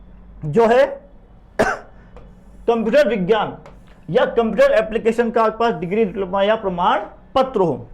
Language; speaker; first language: Hindi; native; Hindi